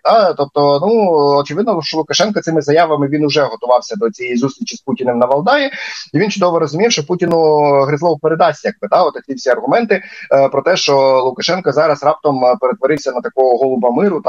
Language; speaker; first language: Ukrainian; native; Ukrainian